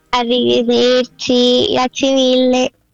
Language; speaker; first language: Italian; non-native, learner; Spanish